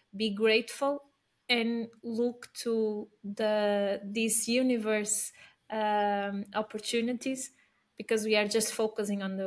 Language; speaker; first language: English; non-native, fluent; Portuguese